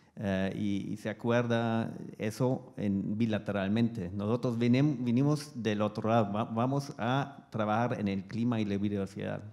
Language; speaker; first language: Spanish; non-native, fluent; German